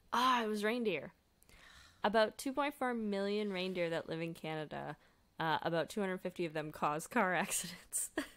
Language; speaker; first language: English; native; English